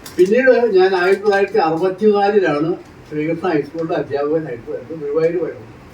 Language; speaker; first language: Malayalam; native; Malayalam